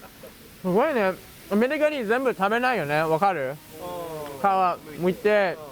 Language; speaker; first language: Japanese; non-native, fluent; English